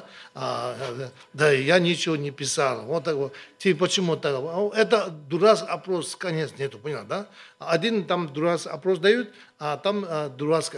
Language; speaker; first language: Russian; non-native, learner; Tibetan